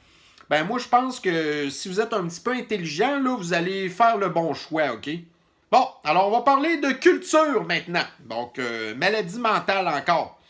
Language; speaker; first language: French; native; French